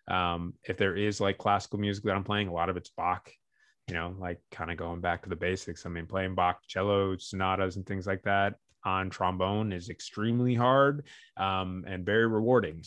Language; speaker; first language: English; native; English